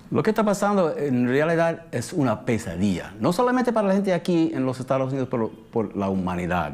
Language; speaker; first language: Spanish; early bilingual, heritage; English